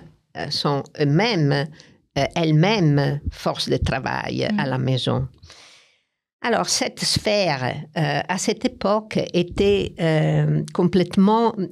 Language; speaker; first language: French; non-native, fluent; Italian